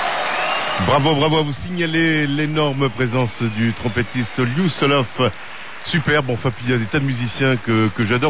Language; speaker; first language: French; native; French